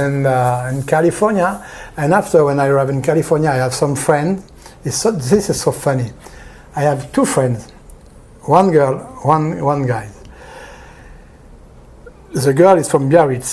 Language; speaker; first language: English; non-native, learner; French